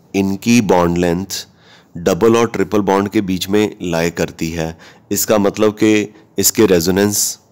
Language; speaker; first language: Hindi; native; Hindi